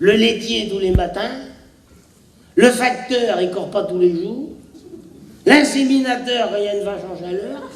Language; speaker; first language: French; native; French